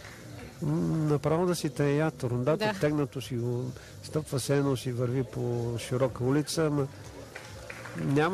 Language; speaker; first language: Bulgarian; native; Bulgarian